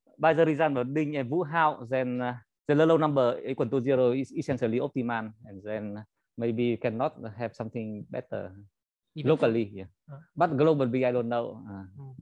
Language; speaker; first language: English; non-native, learner; Vietnamese